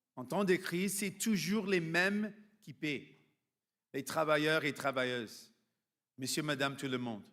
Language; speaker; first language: French; non-native, fluent; English